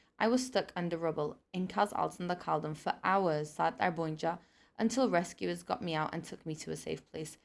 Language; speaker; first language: English; non-native, fluent; Turkish